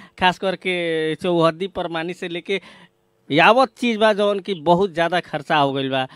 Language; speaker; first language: Bhojpuri; native; Bhojpuri